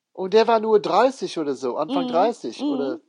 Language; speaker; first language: German; non-native, fluent; English